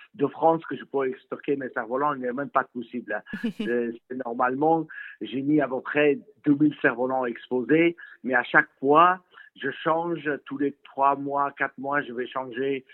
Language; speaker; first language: French; non-native, fluent; Persian